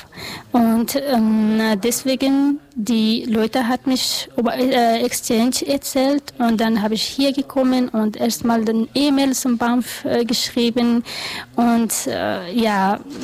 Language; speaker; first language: German; non-native, learner; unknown